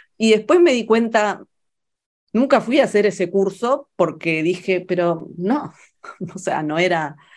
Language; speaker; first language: Spanish; early bilingual, other home language; Italian